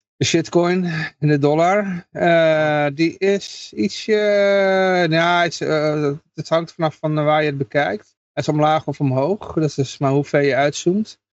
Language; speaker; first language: Dutch; native; Dutch